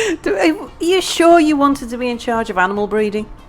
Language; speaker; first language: English; native; English